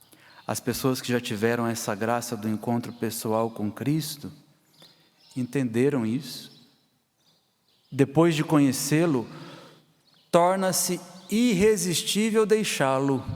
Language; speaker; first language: Portuguese; native; Portuguese